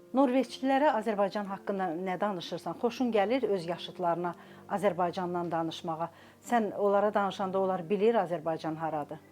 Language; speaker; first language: Azerbaijani; native; Azerbaijani